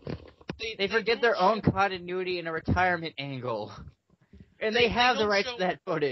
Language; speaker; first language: English; native; English